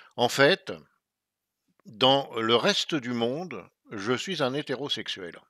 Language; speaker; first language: French; native; French